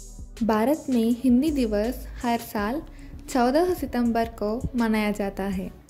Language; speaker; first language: Hindi; non-native, local second language; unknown